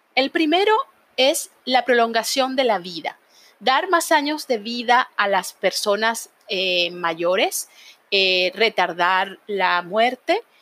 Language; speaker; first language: Spanish; native; Spanish